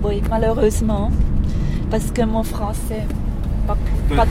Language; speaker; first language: French; non-native, learner; English